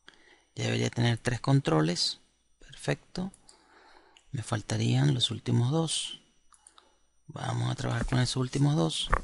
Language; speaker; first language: Spanish; native; Spanish